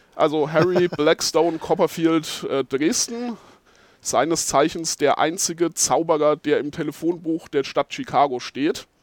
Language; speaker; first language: German; native; German